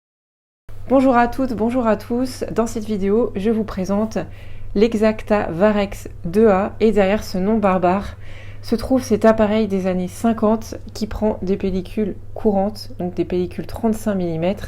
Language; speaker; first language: French; native; French